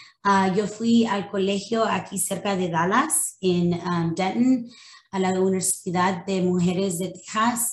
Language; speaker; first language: Spanish; early bilingual, other home language; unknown